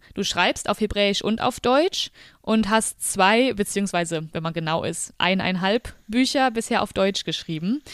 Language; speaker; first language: German; native; German